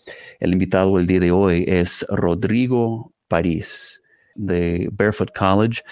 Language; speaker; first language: Spanish; non-native, fluent; English